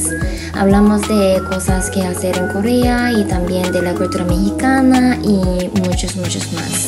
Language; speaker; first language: Spanish; non-native, fluent; Korean